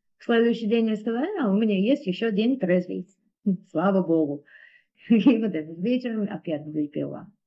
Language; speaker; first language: Russian; non-native, learner; English